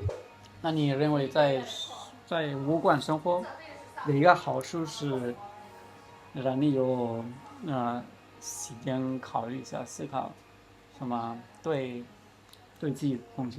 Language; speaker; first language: Chinese; non-native, learner; Spanish